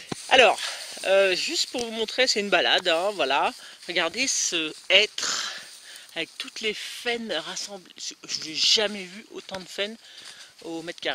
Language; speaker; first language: French; native; French